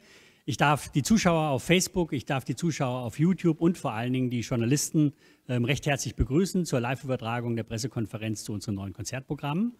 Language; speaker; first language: German; native; German